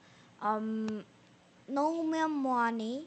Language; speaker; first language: English; non-native, learner; Korean